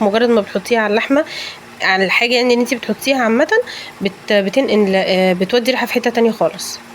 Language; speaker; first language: Arabic; native; Arabic